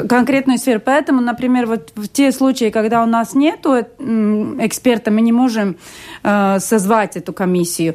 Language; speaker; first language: Russian; non-native, local second language; Latvian